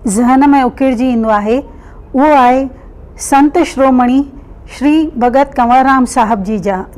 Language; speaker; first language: Sindhi; early bilingual, heritage; Sindhi